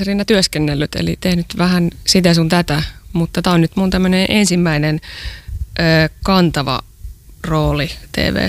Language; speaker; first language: Finnish; native; Finnish